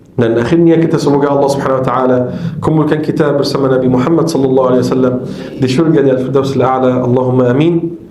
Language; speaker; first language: Malay; non-native, fluent; Arabic